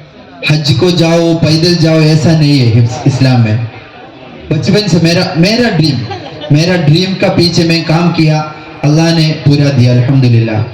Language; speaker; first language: Hindi; non-native, local second language; Malayalam